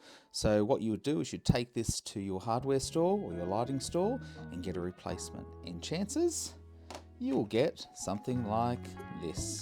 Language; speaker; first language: English; native; English